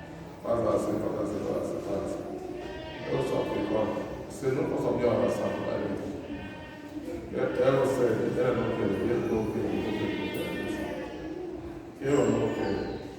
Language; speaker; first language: Portuguese; non-native, learner; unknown